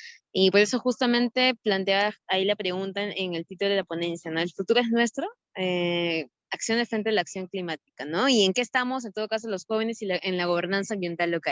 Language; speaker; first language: Spanish; native; Spanish